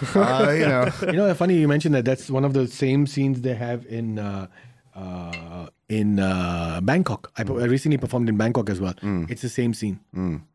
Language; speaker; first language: English; early bilingual, heritage; Arabic